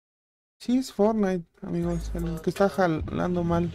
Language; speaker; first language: Spanish; native; Spanish